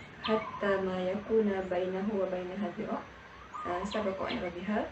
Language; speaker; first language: Arabic; non-native, learner; Malay